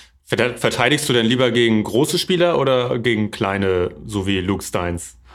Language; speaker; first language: German; native; German